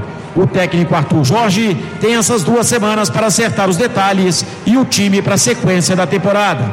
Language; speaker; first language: Portuguese; native; Portuguese